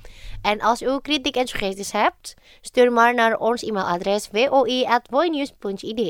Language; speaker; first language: Dutch; non-native, fluent; Indonesian